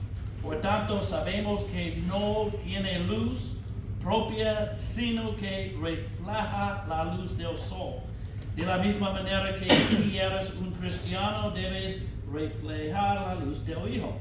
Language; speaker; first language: Spanish; non-native, fluent; English